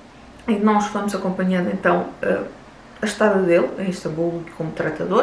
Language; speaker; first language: Portuguese; native; Portuguese